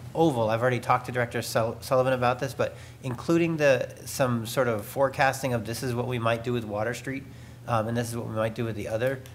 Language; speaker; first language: English; native; English